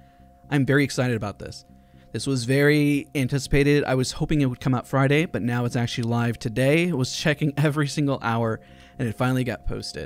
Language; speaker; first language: English; native; English